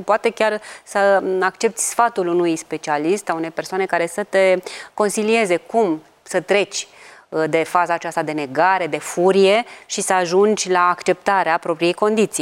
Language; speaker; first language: Romanian; native; Romanian